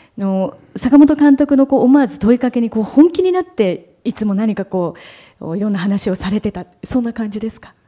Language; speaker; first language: Japanese; native; Japanese